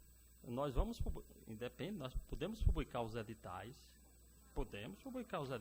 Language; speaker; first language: Portuguese; native; Portuguese